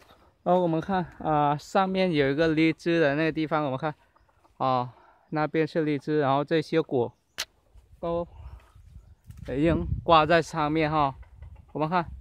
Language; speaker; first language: Chinese; early bilingual, heritage; Chinese